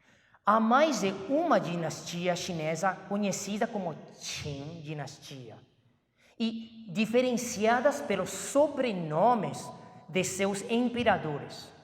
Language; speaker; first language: Portuguese; non-native, fluent; Chinese